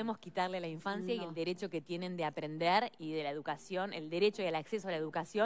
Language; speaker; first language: Spanish; native; Spanish